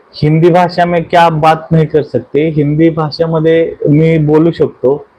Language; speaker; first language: Hindi; non-native, local second language; Marathi